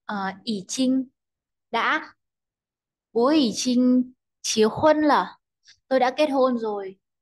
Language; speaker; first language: Chinese; non-native, learner; Vietnamese